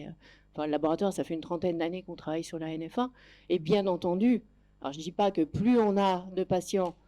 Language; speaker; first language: French; native; French